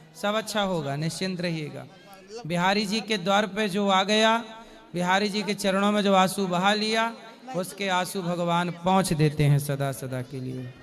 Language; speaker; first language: Hindi; native; Hindi